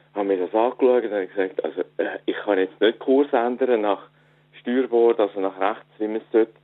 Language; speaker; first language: German; native; German